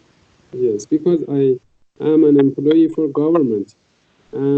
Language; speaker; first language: English; non-native, fluent; Persian